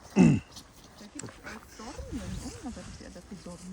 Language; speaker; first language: German; native; German